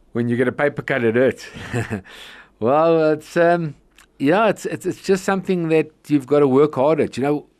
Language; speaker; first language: English; native; English